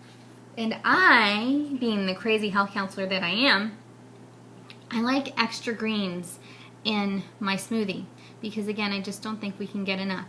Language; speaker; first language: English; native; English